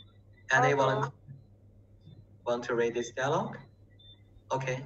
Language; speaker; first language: English; non-native, learner; Chinese